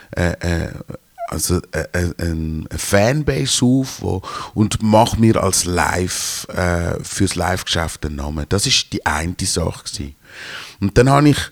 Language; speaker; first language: German; native; German